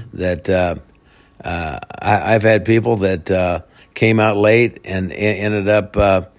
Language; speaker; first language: English; native; English